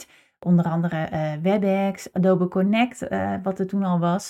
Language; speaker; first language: Dutch; native; Dutch